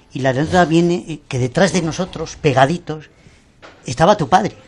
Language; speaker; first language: Spanish; native; Spanish